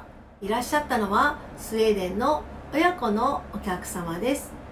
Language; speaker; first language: Japanese; native; Japanese